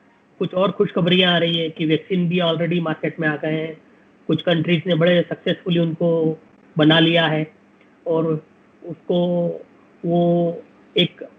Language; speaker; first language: Hindi; native; Hindi